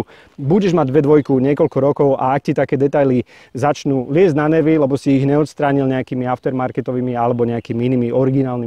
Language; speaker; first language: Slovak; native; Slovak